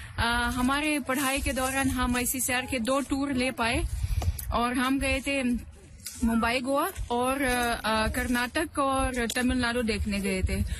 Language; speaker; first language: Hindi; non-native, fluent; Russian